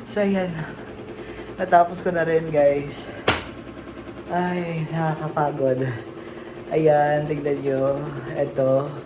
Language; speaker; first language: Filipino; non-native, local second language; Waray